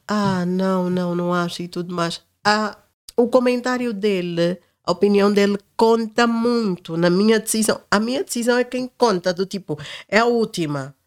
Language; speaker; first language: Portuguese; native; Portuguese